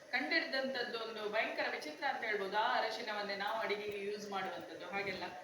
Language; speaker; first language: Kannada; non-native, local second language; Konkani